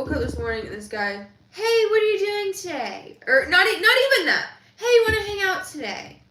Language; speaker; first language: English; native; English